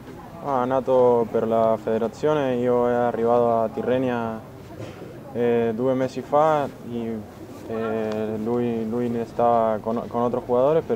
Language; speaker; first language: Italian; non-native, learner; Spanish